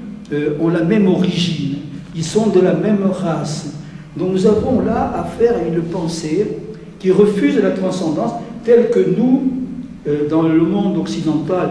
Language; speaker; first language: French; native; French